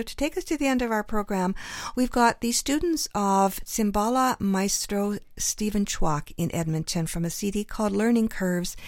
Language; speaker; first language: English; native; English